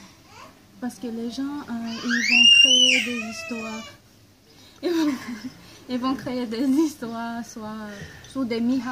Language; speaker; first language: French; non-native, fluent; Portuguese